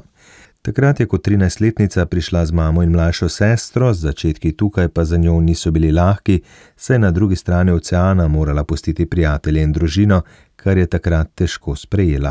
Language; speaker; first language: Slovenian; native; Slovenian